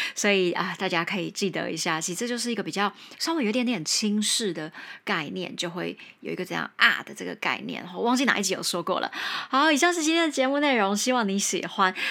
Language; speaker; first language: Chinese; native; Chinese